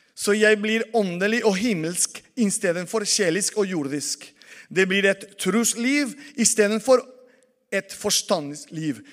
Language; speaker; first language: Norwegian; non-native, fluent; Spanish